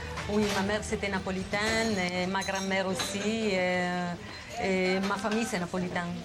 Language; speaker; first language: French; non-native, fluent; Italian